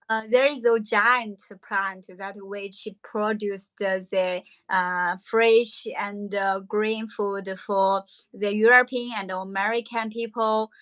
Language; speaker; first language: English; non-native, learner; Chinese